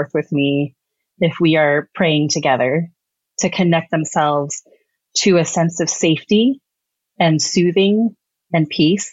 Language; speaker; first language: English; native; English